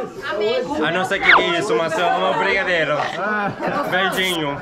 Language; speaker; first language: Portuguese; non-native, learner; English